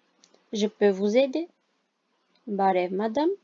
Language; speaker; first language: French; non-native, fluent; Armenian